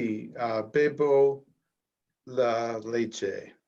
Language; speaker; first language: Spanish; non-native, learner; English